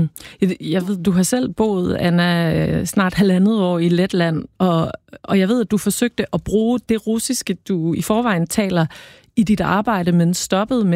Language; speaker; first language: Danish; native; Danish